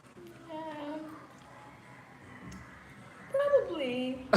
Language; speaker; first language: English; native; English